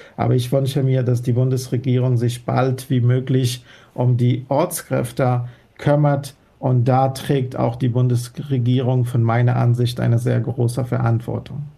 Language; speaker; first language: German; non-native, fluent; Persian